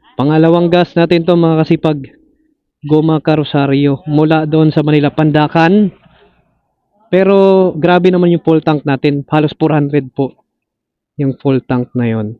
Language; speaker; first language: Filipino; non-native, local second language; Cebuano